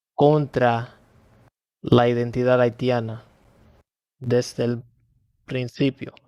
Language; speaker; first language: Spanish; early bilingual, other home language; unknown